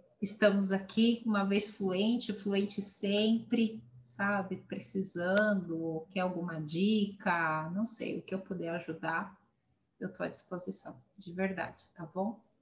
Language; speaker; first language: Portuguese; native; Portuguese